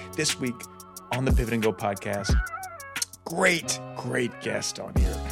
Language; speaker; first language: English; native; English